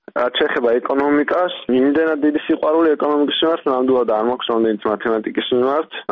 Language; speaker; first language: Georgian; native; Georgian